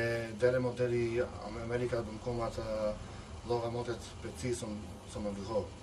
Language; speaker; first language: Swedish; non-native, fluent; Macedonian